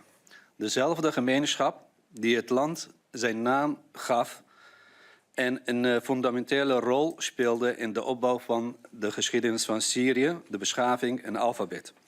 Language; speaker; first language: Dutch; non-native, fluent; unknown